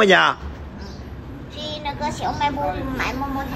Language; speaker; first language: Chinese; non-native, learner; Vietnamese